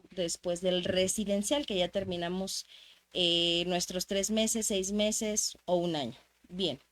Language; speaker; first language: Spanish; native; Spanish